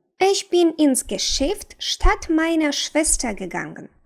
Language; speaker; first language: German; non-native, fluent; Ukrainian